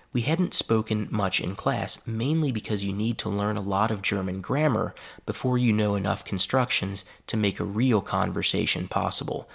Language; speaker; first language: English; native; English